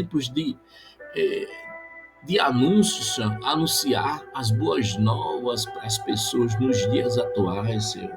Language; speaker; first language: Portuguese; native; Portuguese